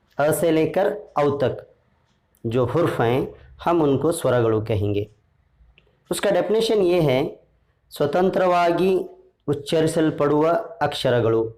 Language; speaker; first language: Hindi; non-native, local second language; Urdu